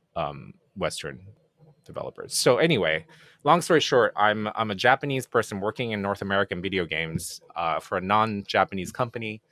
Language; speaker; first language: English; non-native, fluent; Japanese